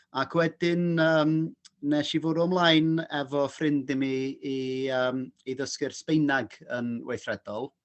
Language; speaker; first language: Welsh; non-native, local second language; English